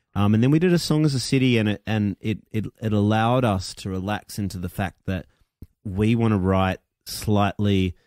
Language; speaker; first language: English; native; English